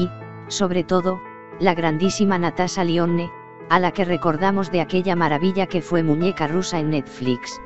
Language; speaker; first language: Spanish; native; Spanish